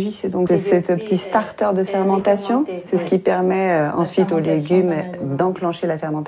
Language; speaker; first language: French; native; French